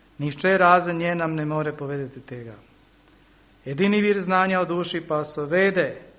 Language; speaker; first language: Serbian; early bilingual, heritage; Serbian